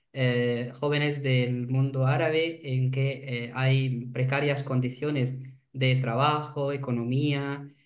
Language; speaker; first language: Spanish; non-native, fluent; Arabic